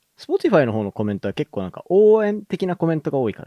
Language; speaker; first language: Japanese; native; Japanese